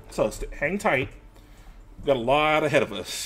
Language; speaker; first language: English; native; English